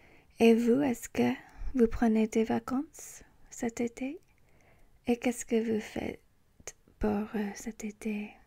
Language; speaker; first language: French; non-native, learner; English